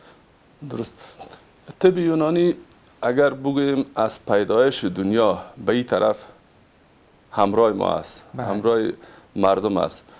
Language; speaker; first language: Persian; native; Persian